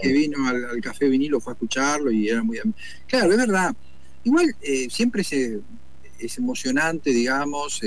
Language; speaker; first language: Spanish; native; Spanish